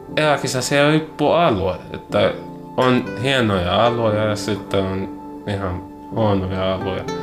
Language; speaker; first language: Finnish; non-native, learner; Arabic